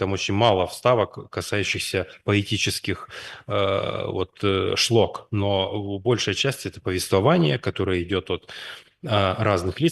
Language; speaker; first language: Russian; native; Russian